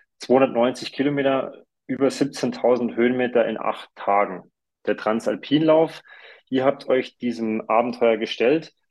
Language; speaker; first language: German; native; German